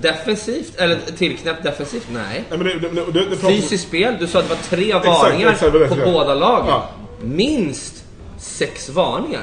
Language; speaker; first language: Swedish; native; Swedish